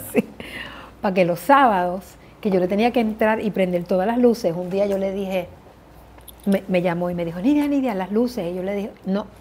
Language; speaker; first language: Spanish; early bilingual, heritage; Spanish